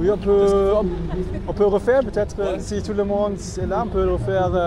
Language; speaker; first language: French; non-native, fluent; German